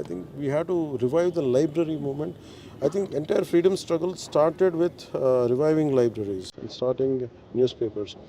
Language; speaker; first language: English; non-native, local second language; Telugu